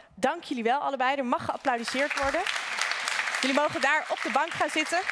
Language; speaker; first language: Dutch; native; Dutch